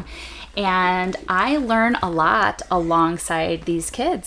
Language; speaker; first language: English; native; English